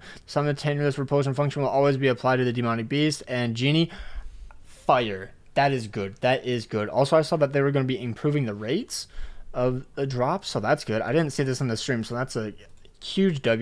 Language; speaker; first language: English; native; English